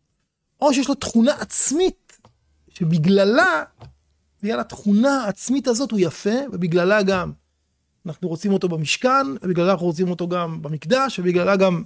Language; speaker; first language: Hebrew; native; Hebrew